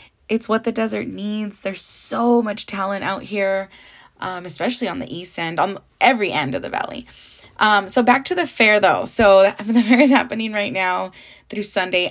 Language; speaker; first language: English; early bilingual, other home language; Spanish